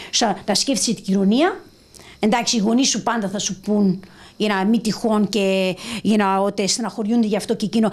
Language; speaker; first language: Greek; early bilingual, other home language; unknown